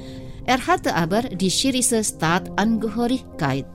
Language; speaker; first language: German; non-native, fluent; Indonesian